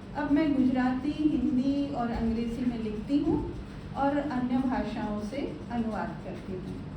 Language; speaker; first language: Hindi; non-native, local second language; Gujarati